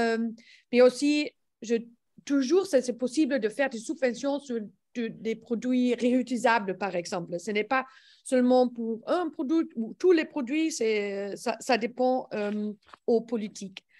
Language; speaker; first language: French; non-native, learner; English